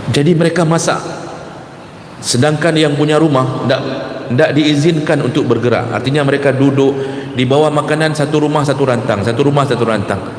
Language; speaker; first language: Malay; non-native, local second language; Achinese